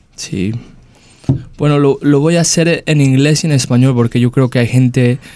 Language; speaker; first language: Spanish; early bilingual, heritage; Spanish